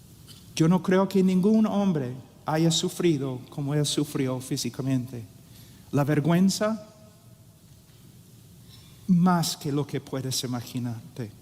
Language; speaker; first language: Spanish; non-native, fluent; English